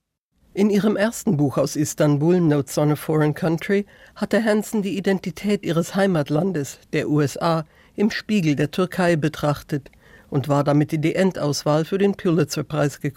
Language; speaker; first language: German; native; German